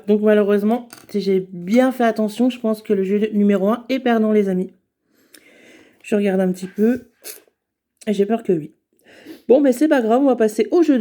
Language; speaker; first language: French; native; French